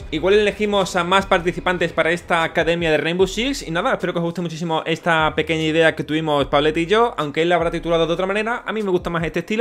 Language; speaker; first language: Spanish; native; Spanish